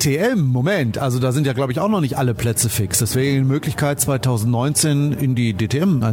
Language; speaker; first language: German; native; German